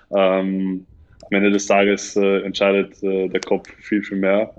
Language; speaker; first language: German; native; German